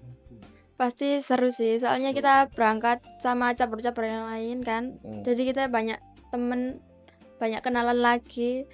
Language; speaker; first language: Indonesian; native; Indonesian